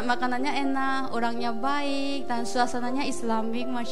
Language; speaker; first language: Indonesian; non-native, fluent; Korean